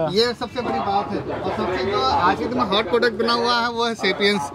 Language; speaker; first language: Hindi; native; Hindi